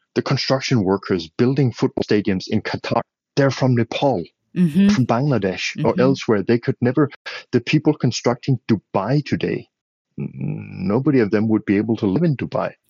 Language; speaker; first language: English; non-native, fluent; Danish